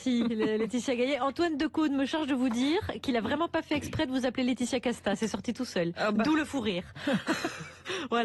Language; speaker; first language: French; native; French